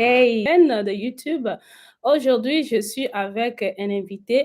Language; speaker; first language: French; non-native, learner; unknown